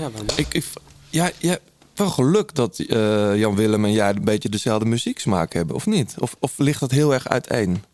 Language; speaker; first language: Dutch; native; Dutch